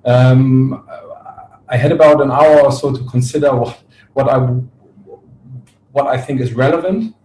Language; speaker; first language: English; non-native, fluent; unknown